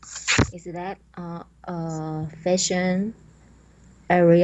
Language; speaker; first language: English; non-native, learner; Chinese